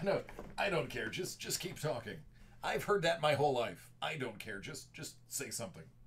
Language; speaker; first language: English; native; English